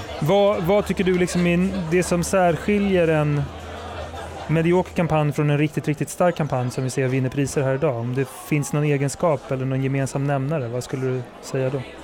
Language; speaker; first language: Swedish; native; Swedish